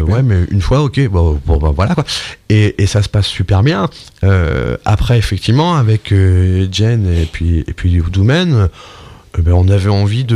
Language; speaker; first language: French; native; French